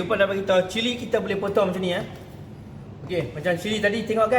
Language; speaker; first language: Malay; native; Malay